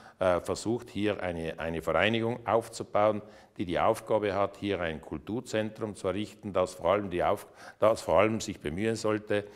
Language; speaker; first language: German; native; German